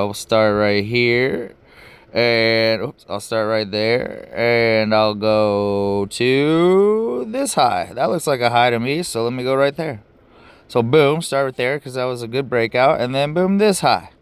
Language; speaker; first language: English; native; English